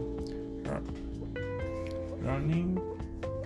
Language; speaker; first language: English; non-native, learner; Spanish